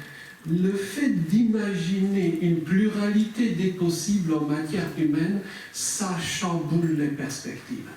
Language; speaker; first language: French; native; French